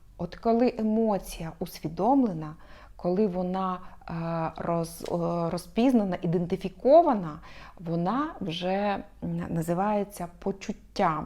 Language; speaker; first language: Ukrainian; non-native, local second language; Russian